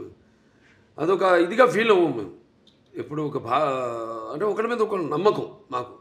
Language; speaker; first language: Telugu; native; Telugu